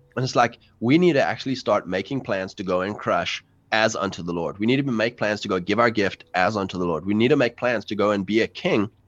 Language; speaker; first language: English; native; English